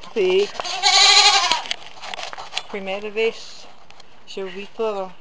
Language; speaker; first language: Spanish; non-native, learner; English